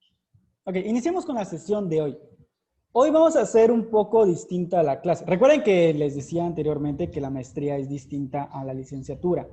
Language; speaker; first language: Spanish; native; Spanish